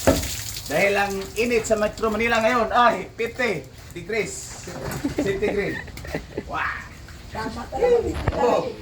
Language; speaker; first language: Filipino; non-native, local second language; Cebuano